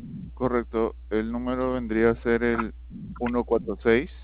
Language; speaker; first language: Spanish; native; Spanish